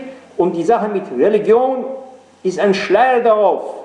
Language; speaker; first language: German; non-native, fluent; Persian